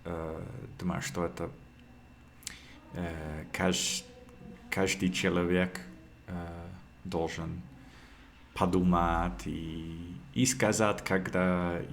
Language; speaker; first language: Russian; non-native, learner; English